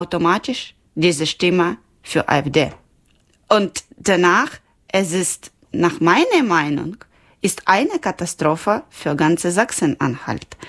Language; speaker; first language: German; non-native, learner; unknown